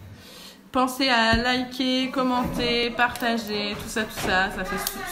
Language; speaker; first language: French; native; French